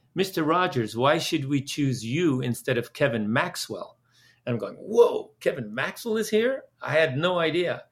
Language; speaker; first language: English; early bilingual, other home language; Dutch